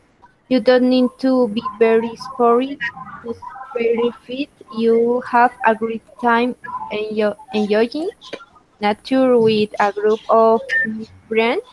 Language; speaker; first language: English; non-native, learner; Spanish